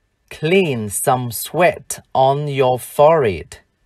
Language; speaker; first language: English; non-native, fluent; Vietnamese